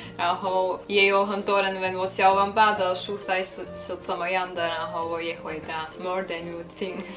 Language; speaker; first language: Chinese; non-native, fluent; Slovak